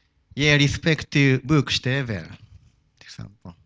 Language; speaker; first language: Swedish; non-native, fluent; Japanese